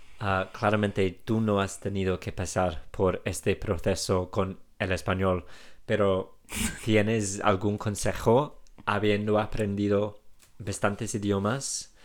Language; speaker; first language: Spanish; non-native, fluent; English